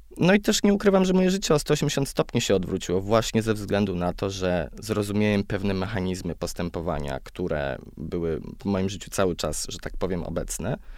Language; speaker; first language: Polish; native; Polish